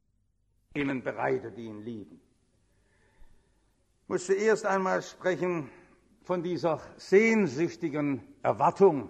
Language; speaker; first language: German; native; German